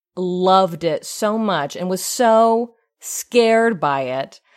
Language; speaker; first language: English; native; English